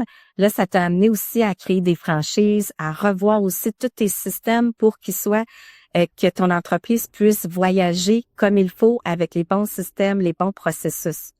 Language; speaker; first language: French; native; French